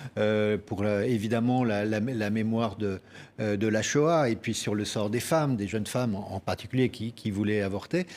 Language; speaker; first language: French; native; French